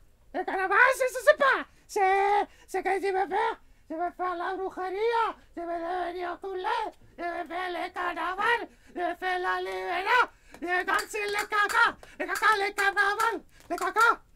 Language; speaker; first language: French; non-native, learner; Spanish